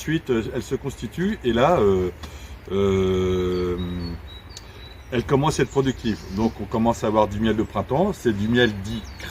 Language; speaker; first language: French; native; French